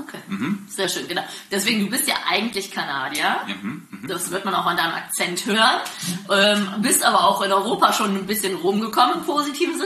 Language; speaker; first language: German; native; German